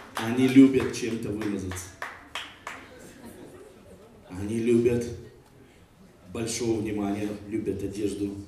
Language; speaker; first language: Russian; non-native, fluent; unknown